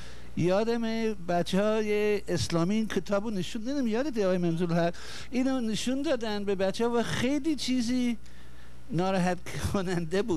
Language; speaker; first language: Persian; non-native, fluent; English